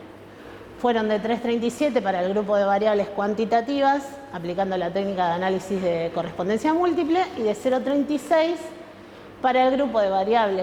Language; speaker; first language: Spanish; native; Spanish